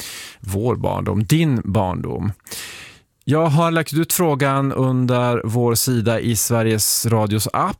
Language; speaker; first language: Swedish; native; Swedish